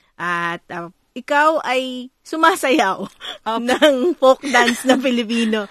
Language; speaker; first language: Filipino; native; Filipino